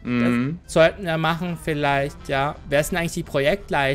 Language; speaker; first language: German; native; German